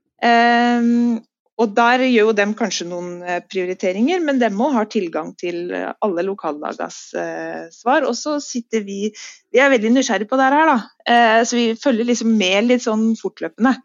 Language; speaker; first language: Norwegian; native; Norwegian